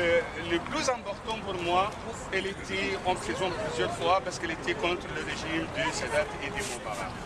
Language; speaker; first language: French; non-native, fluent; Arabic